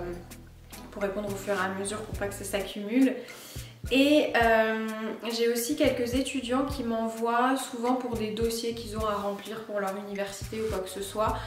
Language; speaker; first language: French; native; French